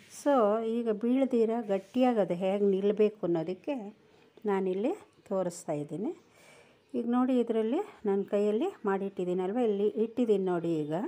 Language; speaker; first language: Kannada; non-native, local second language; Telugu